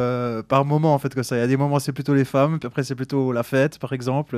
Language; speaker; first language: French; native; French